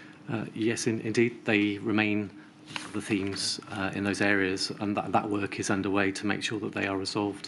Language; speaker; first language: English; native; English